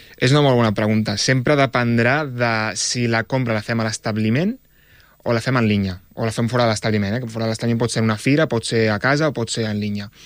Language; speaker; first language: Catalan; early bilingual, other home language; Arabic